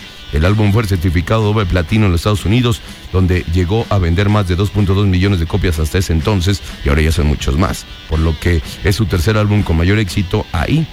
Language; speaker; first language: Spanish; native; Spanish